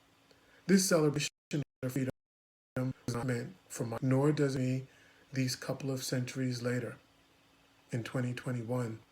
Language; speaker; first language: English; native; English